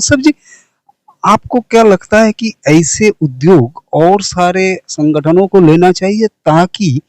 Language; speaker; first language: Hindi; non-native, local second language; Bangla